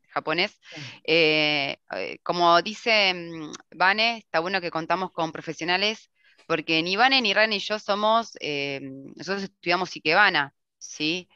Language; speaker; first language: Spanish; native; Spanish